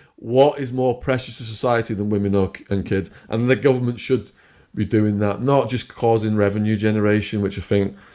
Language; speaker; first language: English; native; English